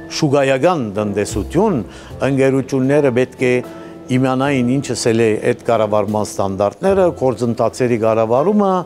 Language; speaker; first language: Armenian; early bilingual, heritage; Armenian